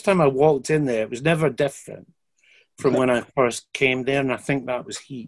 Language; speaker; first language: English; native; English